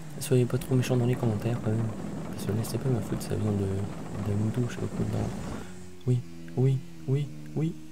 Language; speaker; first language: French; native; French